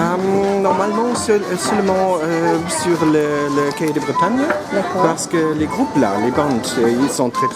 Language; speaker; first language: French; non-native, learner; German